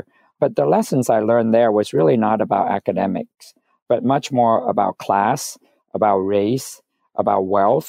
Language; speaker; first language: English; non-native, fluent; Vietnamese